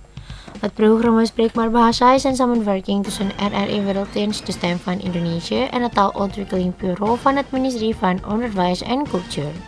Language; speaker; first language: Dutch; non-native, learner; Indonesian